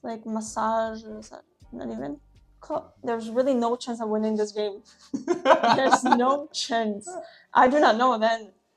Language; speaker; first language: English; native; English